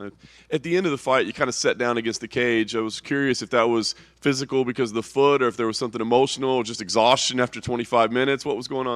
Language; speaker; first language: English; native; English